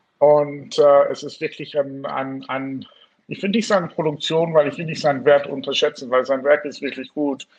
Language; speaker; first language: German; non-native, fluent; English